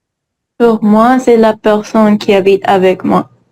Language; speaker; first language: French; non-native, learner; English